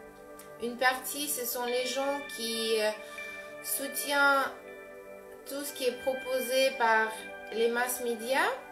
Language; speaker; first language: French; non-native, fluent; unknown